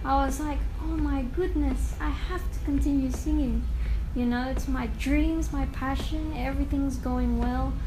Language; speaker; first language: English; native; English